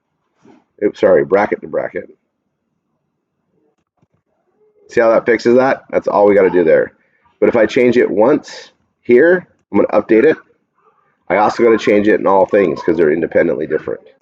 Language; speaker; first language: English; native; English